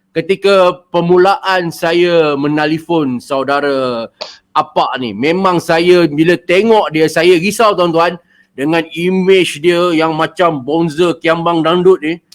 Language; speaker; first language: Malay; native; Malay